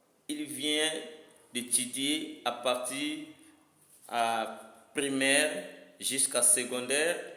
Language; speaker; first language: French; non-native, learner; Lingala